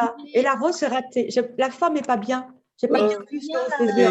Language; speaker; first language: French; native; French